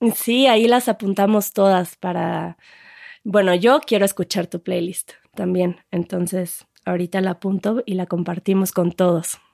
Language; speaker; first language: Spanish; native; Spanish